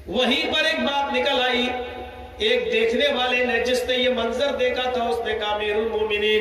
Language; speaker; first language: Hindi; native; Hindi